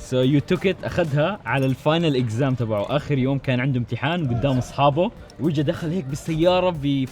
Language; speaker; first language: Arabic; native; Arabic